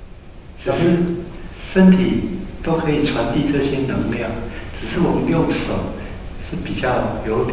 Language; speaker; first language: Chinese; native; Chinese